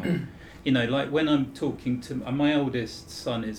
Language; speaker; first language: English; native; English